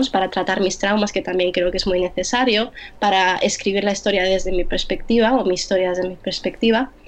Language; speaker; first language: Spanish; early bilingual, other home language; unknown